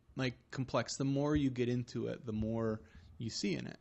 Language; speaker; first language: English; native; English